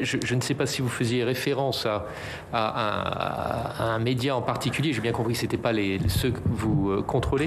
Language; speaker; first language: French; native; French